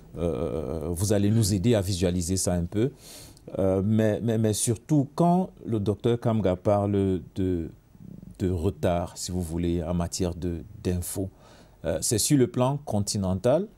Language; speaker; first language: French; non-native, local second language; English